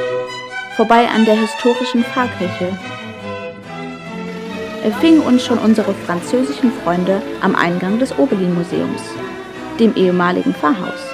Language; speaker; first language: German; native; German